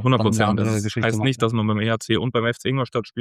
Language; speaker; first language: German; native; German